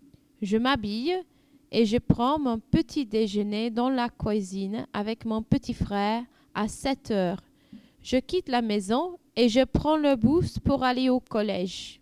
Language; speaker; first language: French; non-native, learner; English